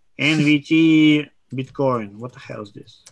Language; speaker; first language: English; non-native, fluent; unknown